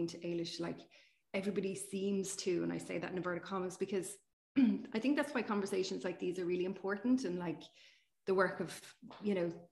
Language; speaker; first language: English; native; English